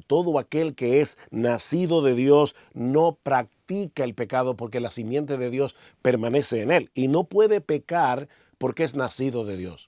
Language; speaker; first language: Spanish; native; Spanish